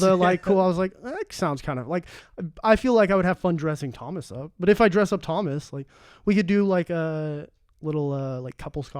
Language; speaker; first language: English; native; English